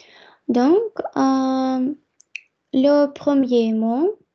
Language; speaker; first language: French; non-native, fluent; Russian